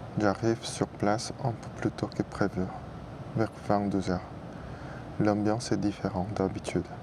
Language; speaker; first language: French; non-native, fluent; Korean